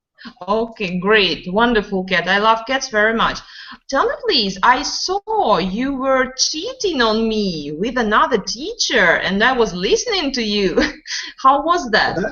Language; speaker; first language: English; non-native, fluent; Russian